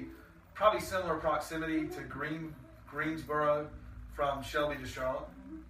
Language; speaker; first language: English; native; English